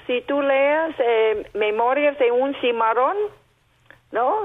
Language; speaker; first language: Spanish; non-native, fluent; Chinese